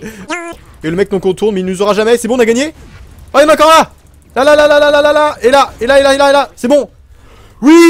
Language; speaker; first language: French; native; French